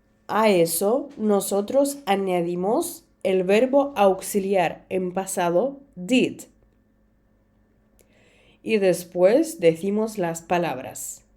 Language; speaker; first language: Spanish; non-native, fluent; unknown